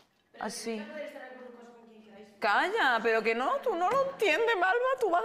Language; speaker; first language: Spanish; native; Spanish